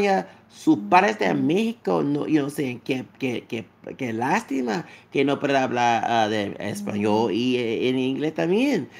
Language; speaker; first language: Spanish; non-native, learner; English